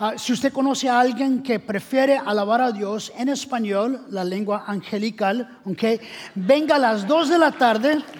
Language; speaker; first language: Spanish; early bilingual, heritage; Spanish